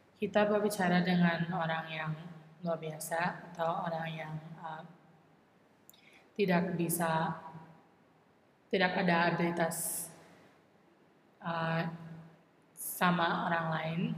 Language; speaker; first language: Indonesian; non-native, learner; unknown